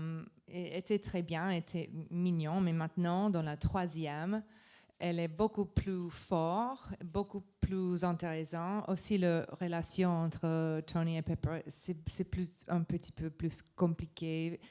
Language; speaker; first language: French; non-native, learner; English